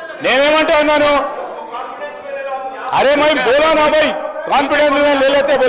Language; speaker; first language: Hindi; non-native, local second language; Telugu